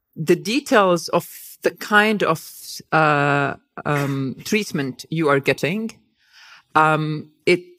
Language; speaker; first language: English; non-native, fluent; Hebrew